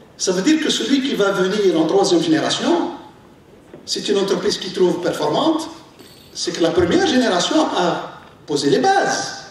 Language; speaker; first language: French; non-native, local second language; Arabic